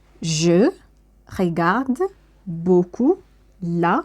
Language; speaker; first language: French; non-native, fluent; Amharic